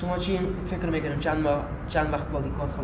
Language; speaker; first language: Persian; non-native, local second language; Punjabi